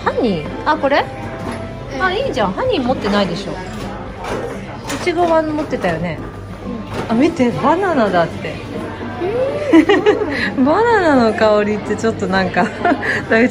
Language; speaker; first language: Japanese; native; Japanese